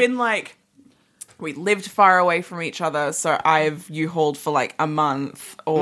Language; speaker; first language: English; native; English